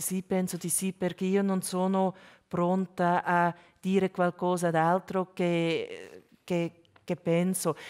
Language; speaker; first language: Italian; non-native, local second language; German